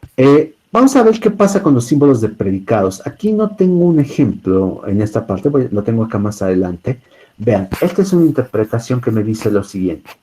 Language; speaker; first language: Spanish; native; Spanish